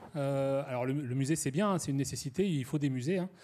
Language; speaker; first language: French; native; French